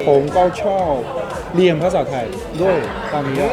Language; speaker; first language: Thai; non-native, learner; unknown